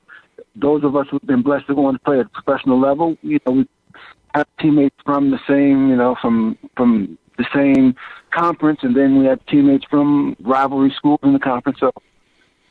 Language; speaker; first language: English; native; English